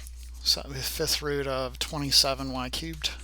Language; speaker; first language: English; native; English